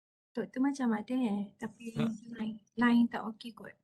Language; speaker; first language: Malay; native; Malay